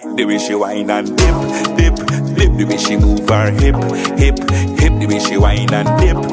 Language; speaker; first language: English; native; English